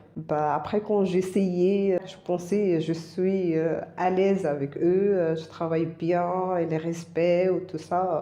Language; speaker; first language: French; non-native, learner; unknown